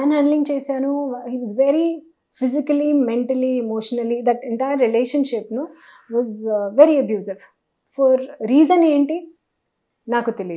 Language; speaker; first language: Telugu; non-native, learner; Hindi